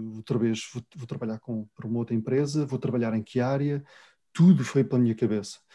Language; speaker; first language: Portuguese; native; Portuguese